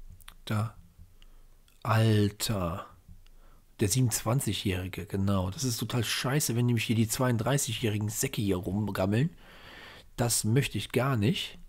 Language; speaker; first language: German; native; German